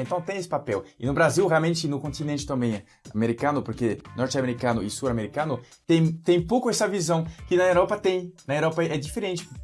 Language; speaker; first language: Portuguese; non-native, fluent; French